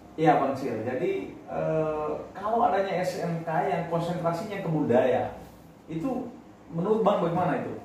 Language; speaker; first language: Indonesian; native; Indonesian